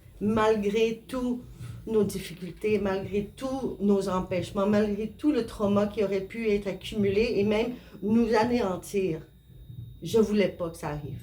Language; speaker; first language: French; non-native, fluent; Spanish